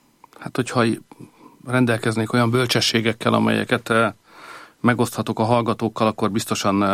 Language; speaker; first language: Hungarian; native; Hungarian